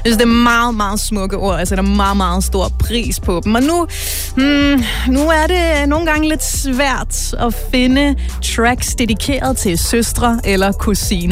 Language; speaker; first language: Danish; native; Danish